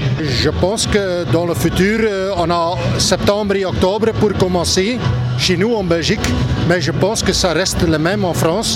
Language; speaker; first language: French; non-native, local second language; Dutch